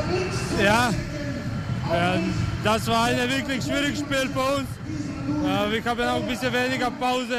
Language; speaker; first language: German; non-native, learner; Croatian